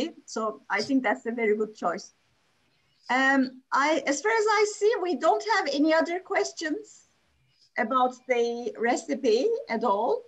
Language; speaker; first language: English; non-native, fluent; Turkish